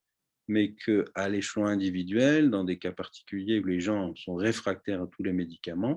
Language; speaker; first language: French; native; French